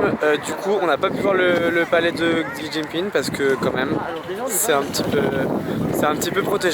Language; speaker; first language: French; native; French